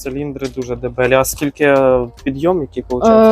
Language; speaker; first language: Ukrainian; native; Ukrainian